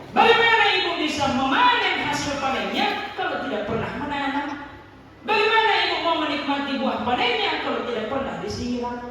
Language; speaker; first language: Indonesian; native; Indonesian